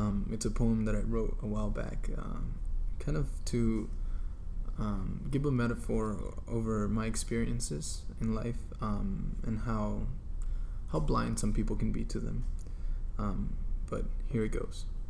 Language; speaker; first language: English; early bilingual, other home language; Spanish